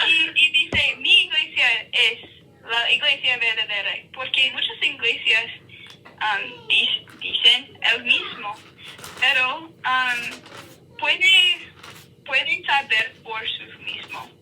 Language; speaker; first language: Spanish; non-native, learner; English